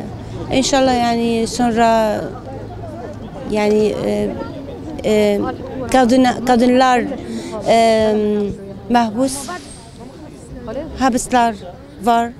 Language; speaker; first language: Turkish; non-native, learner; Arabic